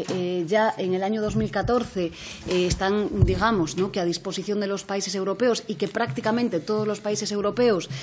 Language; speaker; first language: Spanish; native; Spanish